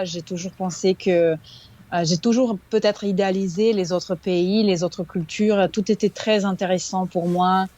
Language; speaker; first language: French; non-native, fluent; Serbian